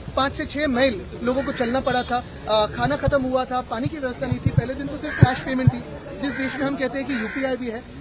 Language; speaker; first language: Hindi; non-native, local second language; Marathi